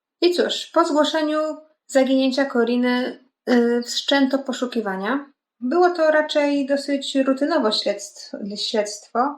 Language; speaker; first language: Polish; native; Polish